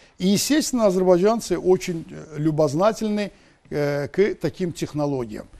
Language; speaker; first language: Russian; non-native, local second language; Azerbaijani